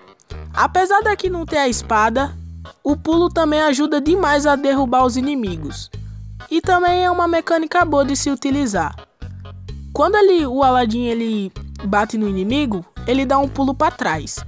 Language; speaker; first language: Portuguese; native; Portuguese